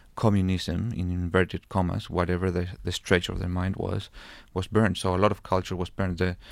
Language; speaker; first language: English; non-native, fluent; Spanish